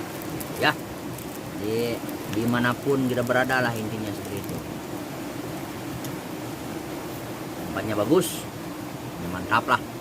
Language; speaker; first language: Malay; non-native, local second language; Sundanese